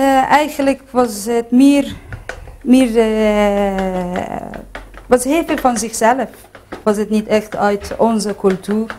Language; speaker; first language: Dutch; non-native, fluent; Persian